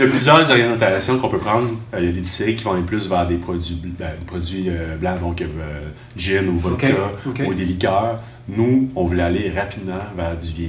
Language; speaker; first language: French; native; French